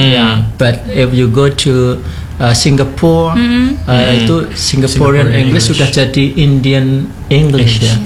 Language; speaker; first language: English; non-native, fluent; Indonesian